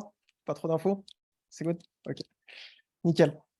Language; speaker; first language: French; native; French